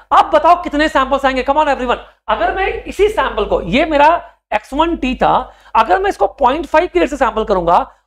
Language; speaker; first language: Hindi; native; Hindi